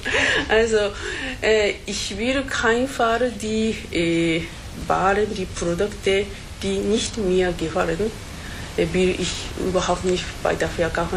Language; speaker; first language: German; non-native, fluent; Japanese